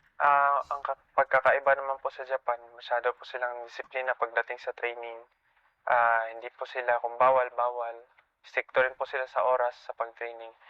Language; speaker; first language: Filipino; non-native, local second language; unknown